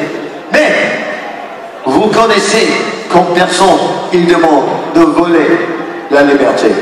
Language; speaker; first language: French; non-native, learner; English